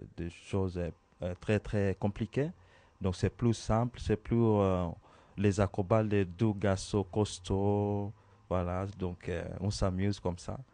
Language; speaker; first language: French; non-native, learner; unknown